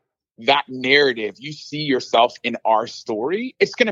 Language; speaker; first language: English; native; English